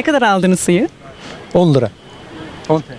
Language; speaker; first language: Turkish; native; Turkish